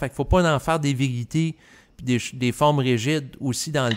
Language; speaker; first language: French; native; French